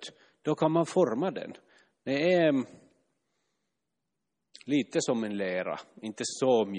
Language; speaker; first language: Swedish; non-native, fluent; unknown